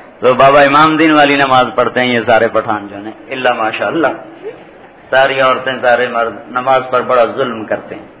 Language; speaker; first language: Urdu; non-native, local second language; Punjabi